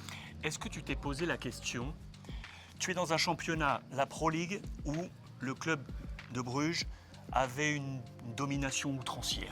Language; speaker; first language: French; native; French